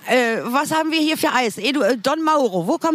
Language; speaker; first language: German; native; German